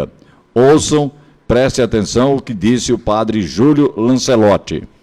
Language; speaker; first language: Portuguese; native; Portuguese